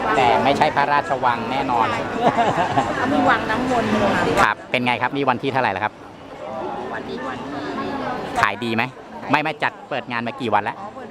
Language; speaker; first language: Thai; native; Thai